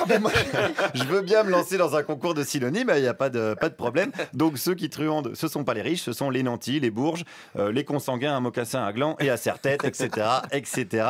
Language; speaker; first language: French; native; French